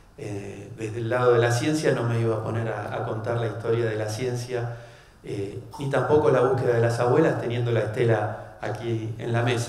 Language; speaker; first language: Spanish; native; Spanish